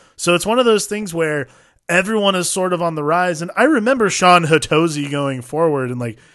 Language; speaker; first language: English; native; English